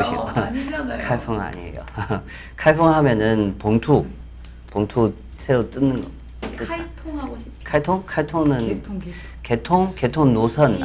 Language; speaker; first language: Korean; non-native, fluent; Chinese